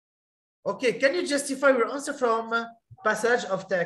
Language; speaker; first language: English; non-native, fluent; Arabic